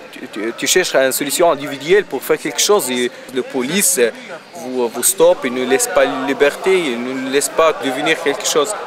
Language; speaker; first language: French; non-native, local second language; Arabic